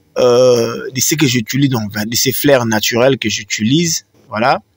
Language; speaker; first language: French; non-native, local second language; Swahili